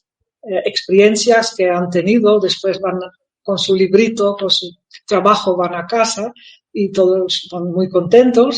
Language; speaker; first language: Spanish; non-native, fluent; Dutch